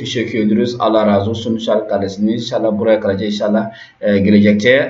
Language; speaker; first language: Turkish; non-native, learner; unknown